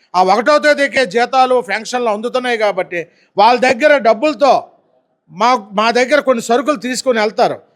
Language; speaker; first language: Telugu; native; Telugu